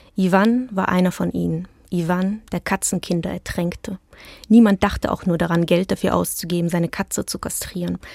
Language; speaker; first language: German; early bilingual, other home language; Russian